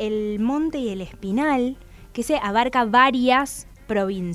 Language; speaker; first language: Spanish; native; Spanish